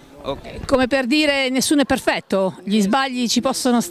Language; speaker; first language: Italian; native; Italian